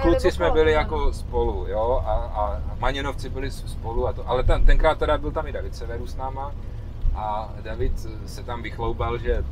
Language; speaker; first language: Czech; native; Czech